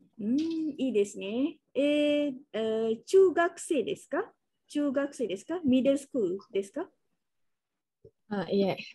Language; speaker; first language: Japanese; non-native, fluent; Malay